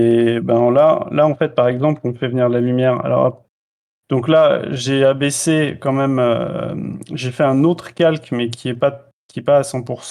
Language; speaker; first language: French; native; French